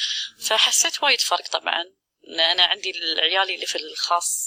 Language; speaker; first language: Arabic; native; Arabic